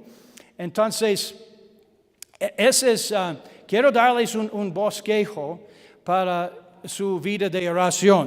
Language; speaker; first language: Spanish; non-native, learner; English